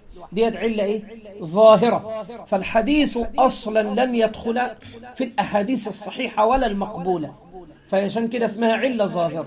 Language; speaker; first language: Arabic; native; Arabic